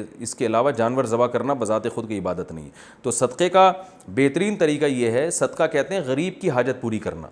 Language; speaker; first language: Urdu; native; Urdu